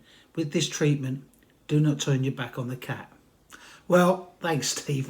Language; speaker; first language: English; native; English